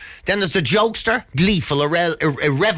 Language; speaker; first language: English; native; English